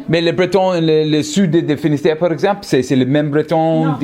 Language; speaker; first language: French; non-native, learner; English